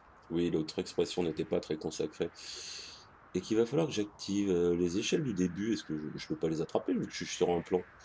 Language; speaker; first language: French; native; French